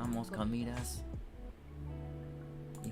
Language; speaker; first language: Spanish; non-native, learner; English